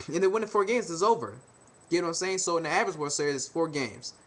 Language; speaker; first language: English; native; English